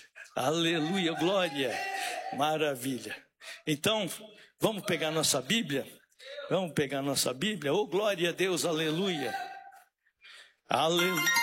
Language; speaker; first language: Portuguese; native; Portuguese